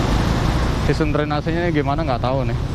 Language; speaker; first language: Indonesian; native; Indonesian